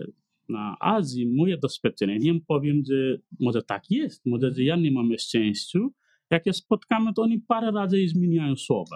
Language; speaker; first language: Polish; non-native, learner; Nepali